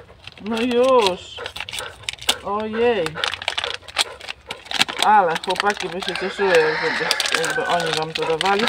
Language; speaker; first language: Polish; native; Polish